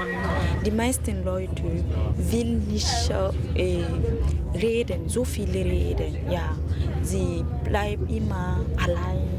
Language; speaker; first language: German; non-native, learner; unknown